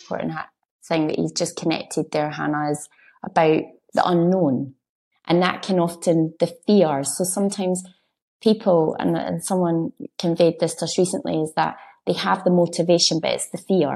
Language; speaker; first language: English; native; English